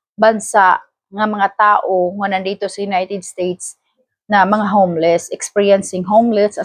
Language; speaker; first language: Filipino; non-native, local second language; Cebuano